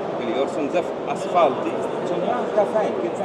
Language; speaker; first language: Turkish; non-native, learner; Arabic